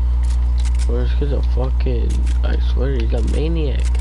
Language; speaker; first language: English; native; English